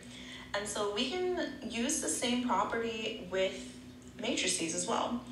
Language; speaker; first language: English; native; English